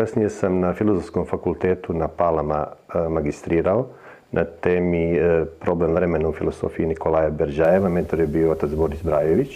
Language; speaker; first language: Serbian; native; Serbian